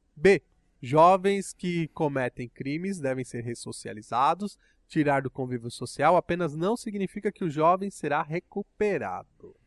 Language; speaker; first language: Portuguese; native; Portuguese